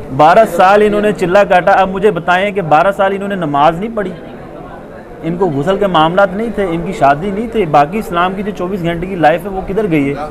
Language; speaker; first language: Urdu; non-native, local second language; Punjabi